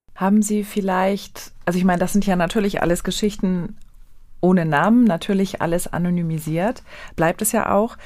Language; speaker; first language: German; native; German